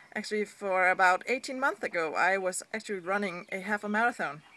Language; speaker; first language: English; non-native, fluent; Danish